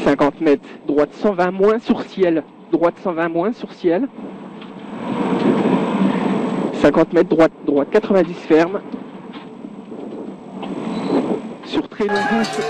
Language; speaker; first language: French; native; French